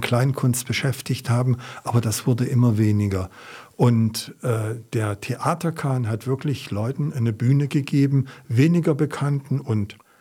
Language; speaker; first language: German; native; German